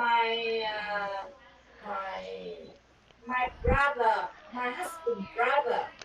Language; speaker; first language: English; non-native, learner; Vietnamese